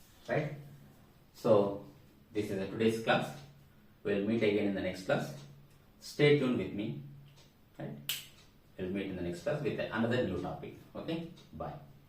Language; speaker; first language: English; non-native, local second language; Telugu